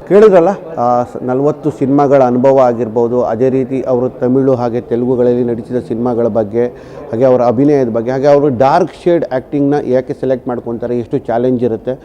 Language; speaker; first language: Kannada; native; Kannada